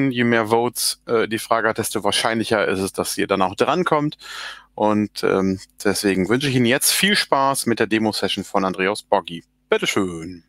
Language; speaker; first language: German; native; German